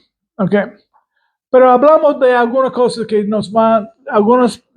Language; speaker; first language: Spanish; non-native, fluent; English